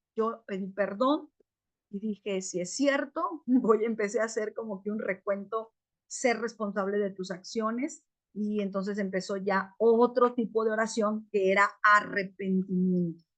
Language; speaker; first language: Spanish; native; Spanish